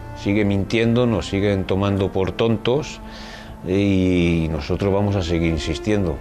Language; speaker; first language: Spanish; native; Spanish